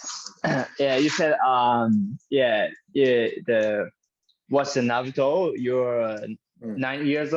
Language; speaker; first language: English; non-native, learner; Japanese